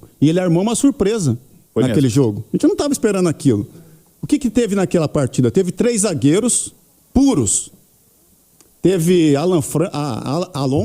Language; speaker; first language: Portuguese; native; Portuguese